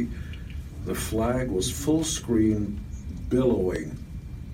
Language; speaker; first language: English; non-native, fluent; Hebrew